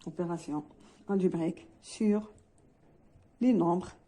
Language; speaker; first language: French; non-native, local second language; Arabic